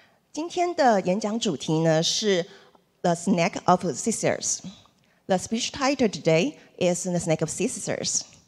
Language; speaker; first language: English; non-native, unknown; Chinese